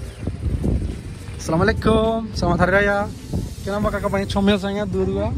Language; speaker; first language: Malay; non-native, learner; Bangla